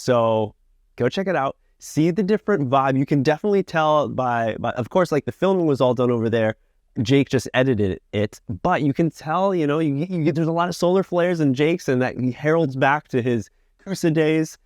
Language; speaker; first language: English; native; English